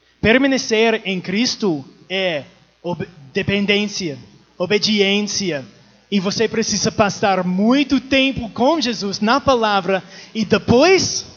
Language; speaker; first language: Portuguese; non-native, learner; English